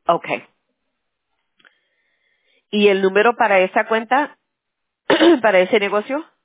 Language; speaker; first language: Spanish; early bilingual, heritage; Spanish